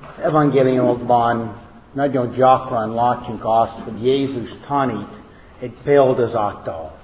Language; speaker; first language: Hungarian; non-native, fluent; English